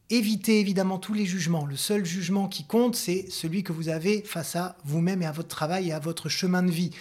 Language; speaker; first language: French; native; French